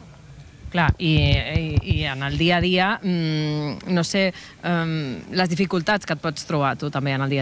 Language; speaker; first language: Catalan; native; Catalan